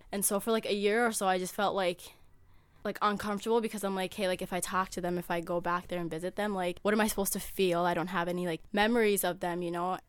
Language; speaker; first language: English; early bilingual, other home language; Amharic